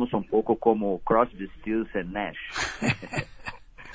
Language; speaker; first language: Spanish; non-native, fluent; Portuguese